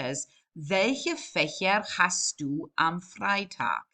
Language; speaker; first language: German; non-native, fluent; English